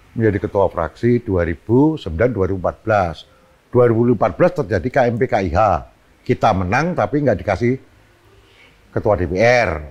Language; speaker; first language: Indonesian; non-native, local second language; Javanese